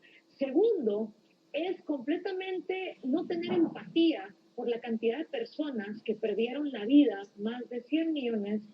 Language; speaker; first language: Spanish; native; Spanish